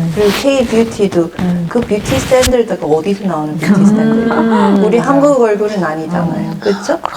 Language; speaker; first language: Korean; early bilingual, other home language; English